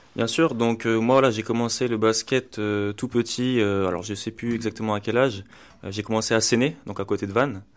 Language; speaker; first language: French; native; French